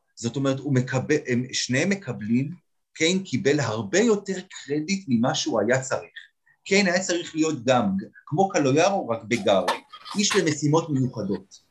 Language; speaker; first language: Hebrew; native; Hebrew